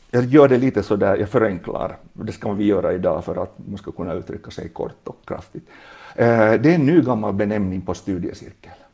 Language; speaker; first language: Swedish; native; Swedish